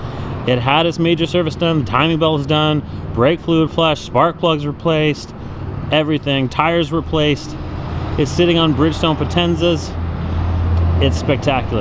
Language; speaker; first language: English; native; English